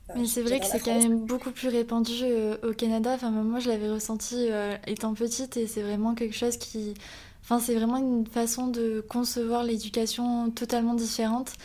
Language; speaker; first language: French; native; French